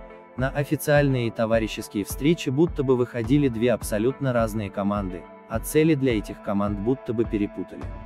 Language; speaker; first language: Russian; native; Russian